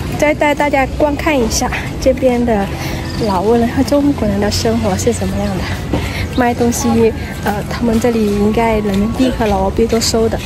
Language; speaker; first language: Chinese; non-native, fluent; Lao